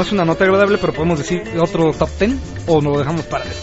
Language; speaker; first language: Spanish; native; Spanish